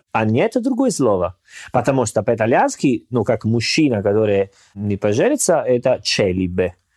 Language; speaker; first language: Russian; non-native, learner; Italian